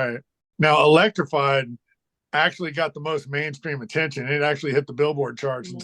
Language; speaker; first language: English; native; English